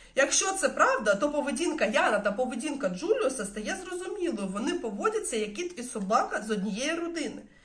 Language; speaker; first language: Ukrainian; non-native, local second language; Russian